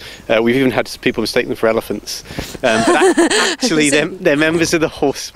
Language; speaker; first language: English; native; English